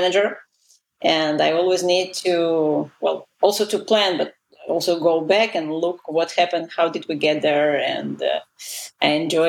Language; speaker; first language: English; non-native, fluent; Russian